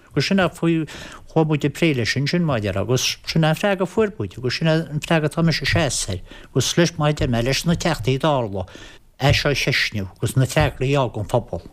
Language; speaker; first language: Irish; native; Irish